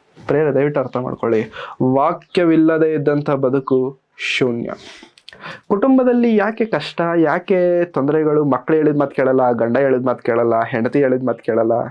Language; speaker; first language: Kannada; non-native, local second language; Telugu